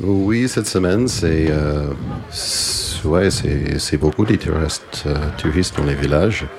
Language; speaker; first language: French; non-native, fluent; English